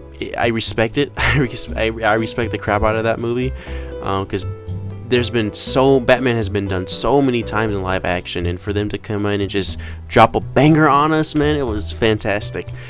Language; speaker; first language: English; native; English